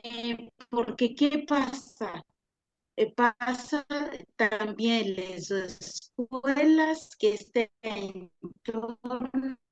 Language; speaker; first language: Spanish; non-native, learner; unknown